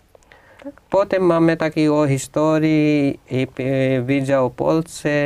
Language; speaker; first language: Polish; non-native, fluent; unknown